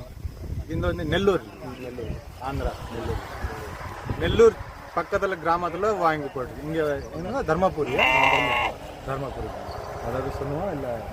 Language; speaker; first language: Tamil; non-native, learner; Telugu